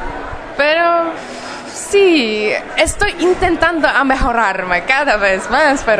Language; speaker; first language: Spanish; non-native, fluent; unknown